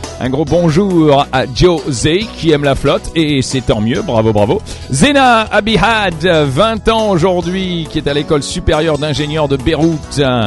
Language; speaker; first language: French; native; French